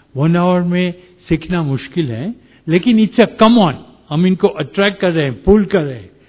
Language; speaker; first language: Hindi; non-native, fluent; Gujarati